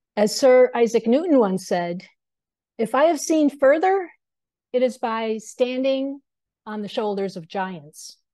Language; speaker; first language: English; native; English